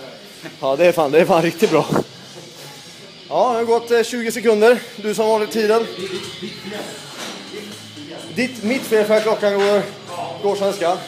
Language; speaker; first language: Swedish; native; Swedish